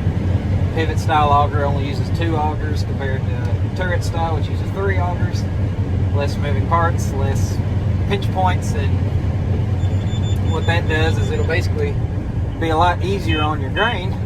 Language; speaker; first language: English; native; English